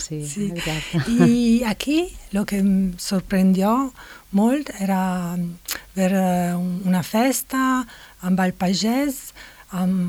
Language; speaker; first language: Catalan; non-native, fluent; Italian